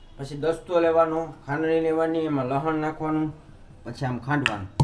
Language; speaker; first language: Gujarati; native; Gujarati